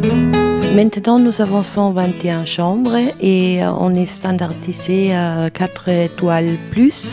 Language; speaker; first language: French; non-native, fluent; German